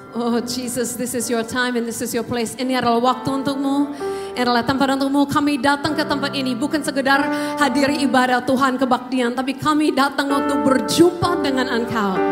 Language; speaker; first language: Indonesian; non-native, fluent; English